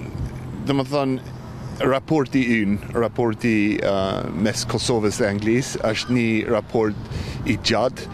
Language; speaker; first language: Albanian; non-native, fluent; English